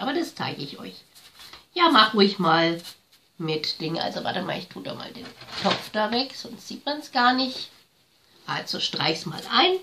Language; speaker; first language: German; native; German